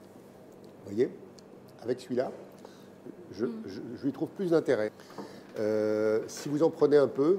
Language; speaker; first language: French; native; French